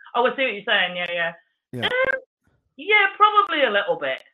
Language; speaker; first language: English; native; English